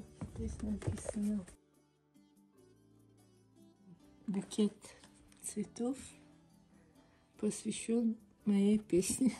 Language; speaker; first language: Russian; non-native, local second language; Tajik